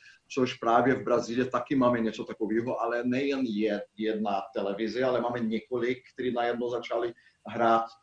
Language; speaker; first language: Czech; non-native, fluent; Portuguese